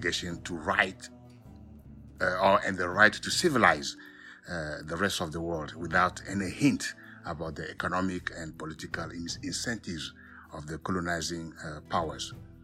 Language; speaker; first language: English; non-native, local second language; Ewe